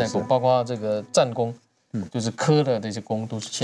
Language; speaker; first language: Chinese; native; Chinese